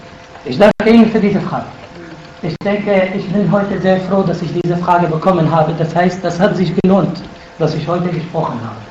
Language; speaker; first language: German; non-native, fluent; Arabic